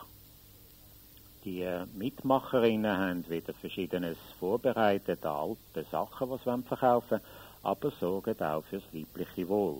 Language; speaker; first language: German; native; German